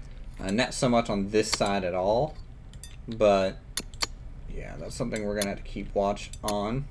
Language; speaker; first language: English; native; English